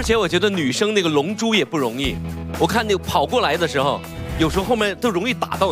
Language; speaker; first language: Chinese; native; Chinese